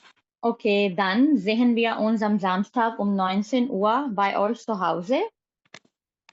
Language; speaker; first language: German; non-native, learner; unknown